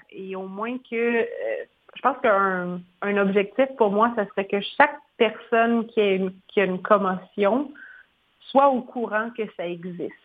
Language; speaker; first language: French; native; French